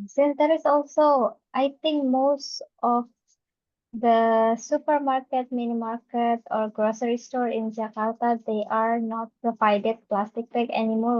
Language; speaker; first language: English; non-native, fluent; Indonesian